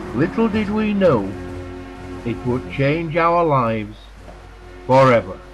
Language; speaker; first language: English; native; English